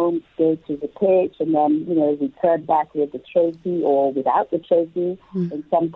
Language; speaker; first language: English; non-native, local second language; Krio